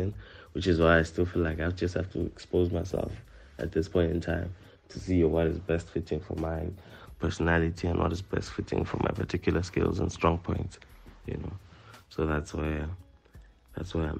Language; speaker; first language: English; non-native, local second language; Tsonga